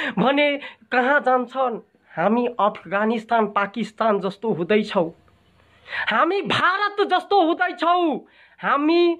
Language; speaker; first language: Nepali; non-native, local second language; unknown